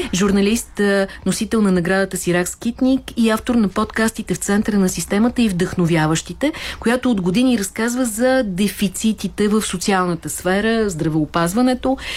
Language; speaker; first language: Bulgarian; native; Bulgarian